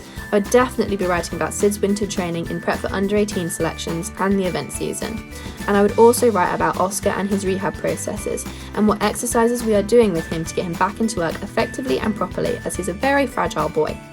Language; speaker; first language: English; native; English